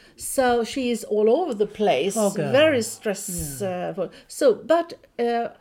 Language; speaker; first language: English; non-native, fluent; Swedish